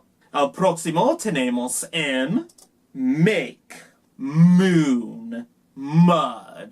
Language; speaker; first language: Spanish; non-native, learner; English